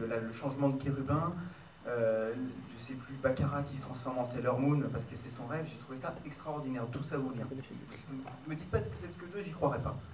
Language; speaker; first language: French; native; French